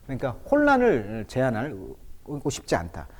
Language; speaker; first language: Korean; native; Korean